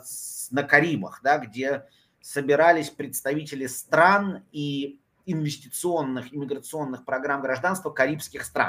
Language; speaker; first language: Russian; native; Russian